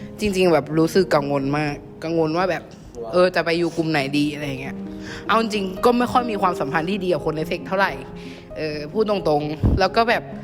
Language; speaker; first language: Thai; native; Thai